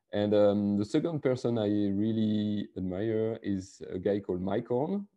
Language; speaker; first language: English; non-native, fluent; French